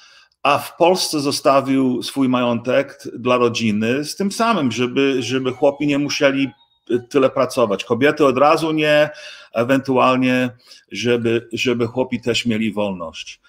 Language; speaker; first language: Polish; early bilingual, heritage; English